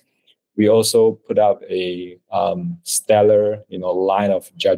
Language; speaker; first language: English; non-native, local second language; Chinese